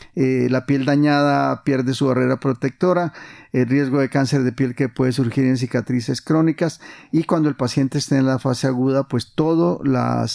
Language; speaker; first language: Spanish; native; Spanish